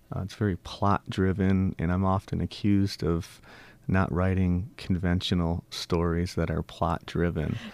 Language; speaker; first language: English; native; English